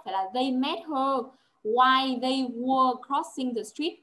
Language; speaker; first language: English; non-native, fluent; Vietnamese